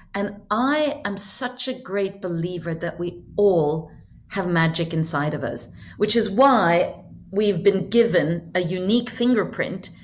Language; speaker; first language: English; non-native, fluent; Norwegian